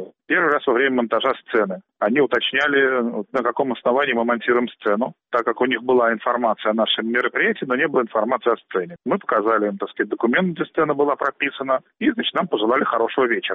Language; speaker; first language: Russian; native; Russian